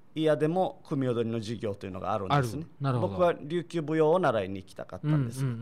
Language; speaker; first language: Japanese; native; Japanese